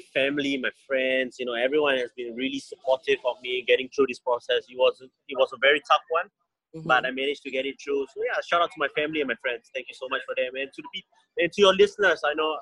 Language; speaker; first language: English; native; English